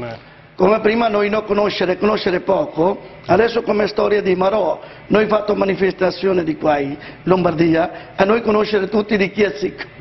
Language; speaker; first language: Italian; non-native, learner; Punjabi